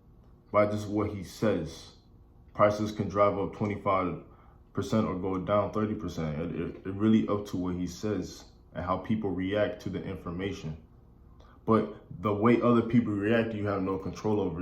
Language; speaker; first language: English; native; English